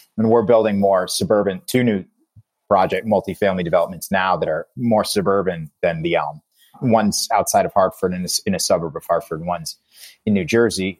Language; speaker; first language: English; native; English